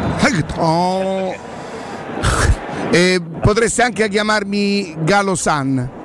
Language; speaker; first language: Italian; native; Italian